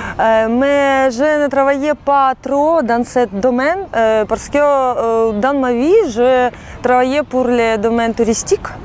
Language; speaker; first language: French; non-native, fluent; Russian